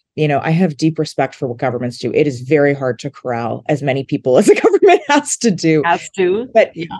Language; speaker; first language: English; native; English